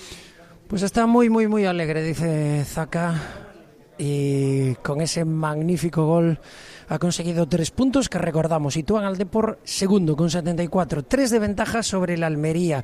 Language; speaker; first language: Spanish; native; Spanish